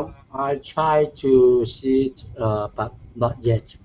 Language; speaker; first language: English; non-native, learner; Chinese